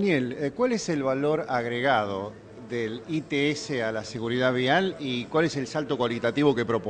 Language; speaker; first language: Spanish; native; Spanish